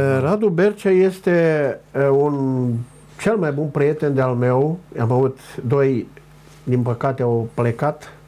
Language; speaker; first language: Romanian; non-native, local second language; Ukrainian